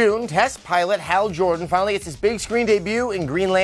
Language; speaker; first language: English; native; English